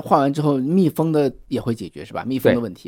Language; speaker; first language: Chinese; native; Chinese